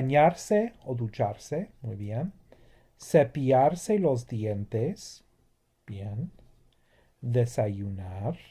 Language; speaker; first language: Spanish; non-native, fluent; English